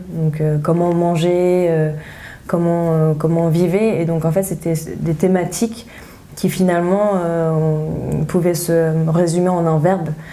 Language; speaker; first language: French; early bilingual, other home language; Vietnamese